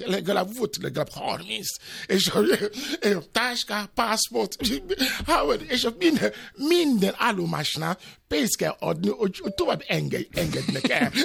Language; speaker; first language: Hungarian; non-native, fluent; Yoruba